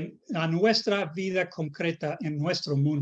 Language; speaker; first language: Spanish; non-native, fluent; English